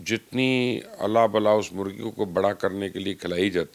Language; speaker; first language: Urdu; native; Urdu